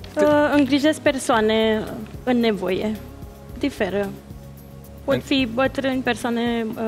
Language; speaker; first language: Romanian; non-native, local second language; Hungarian